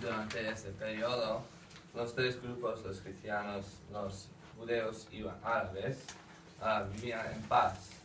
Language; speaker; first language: Spanish; non-native, learner; English